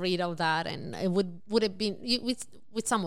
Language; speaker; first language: English; non-native, fluent; Italian